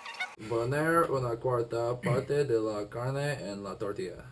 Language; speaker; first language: Spanish; non-native, learner; English